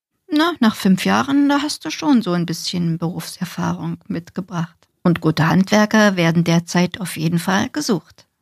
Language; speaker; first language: German; native; German